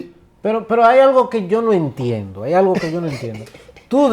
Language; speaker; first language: Spanish; native; Spanish